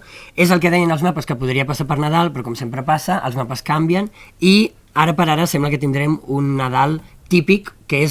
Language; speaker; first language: Catalan; native; Catalan